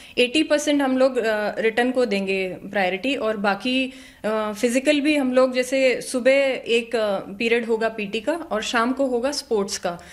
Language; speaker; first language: Hindi; native; Hindi